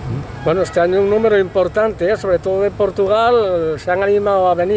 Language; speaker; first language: Spanish; native; Spanish